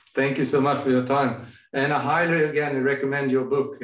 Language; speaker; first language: English; non-native, fluent; Swedish